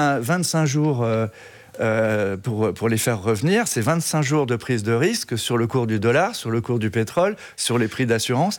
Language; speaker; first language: French; native; French